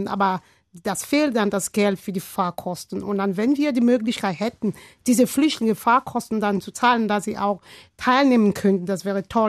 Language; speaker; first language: German; non-native, learner; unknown